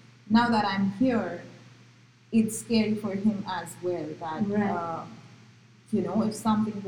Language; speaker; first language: English; non-native, local second language; Marathi